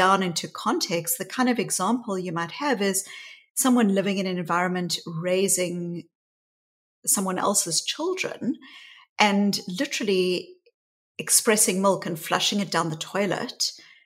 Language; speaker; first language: English; native; English